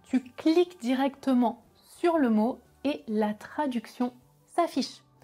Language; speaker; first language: French; native; French